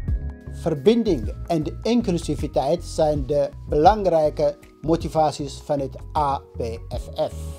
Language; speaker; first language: Dutch; non-native, fluent; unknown